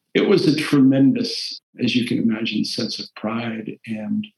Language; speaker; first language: English; early bilingual, other home language; Portuguese